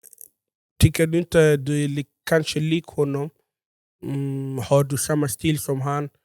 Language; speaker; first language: Swedish; non-native, fluent; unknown